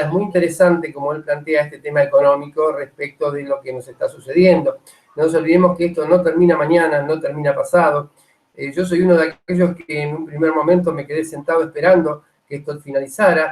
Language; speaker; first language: Spanish; native; Spanish